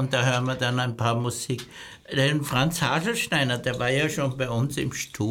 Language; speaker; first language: German; native; German